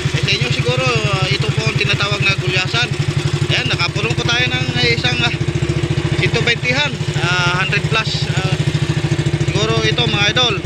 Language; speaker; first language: Filipino; non-native, local second language; Cebuano